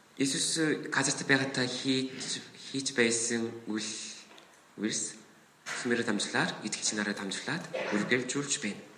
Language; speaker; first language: Mongolian; non-native, fluent; Korean